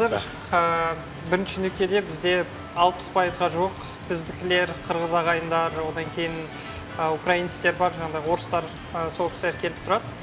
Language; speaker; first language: Kazakh; native; Kazakh